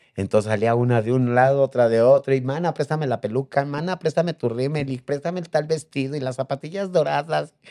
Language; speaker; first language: Spanish; native; Spanish